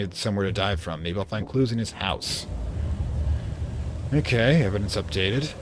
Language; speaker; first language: English; native; English